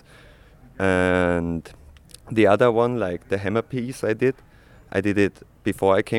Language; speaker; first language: English; non-native, fluent; Spanish